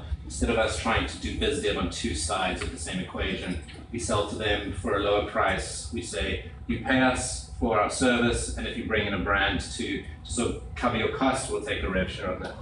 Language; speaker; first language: English; native; English